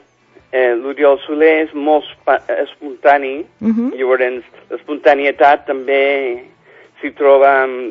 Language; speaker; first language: Catalan; non-native, fluent; English